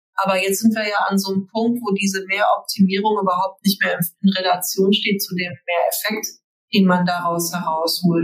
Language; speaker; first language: German; native; German